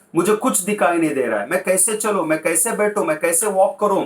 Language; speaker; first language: Hindi; non-native, local second language; Kannada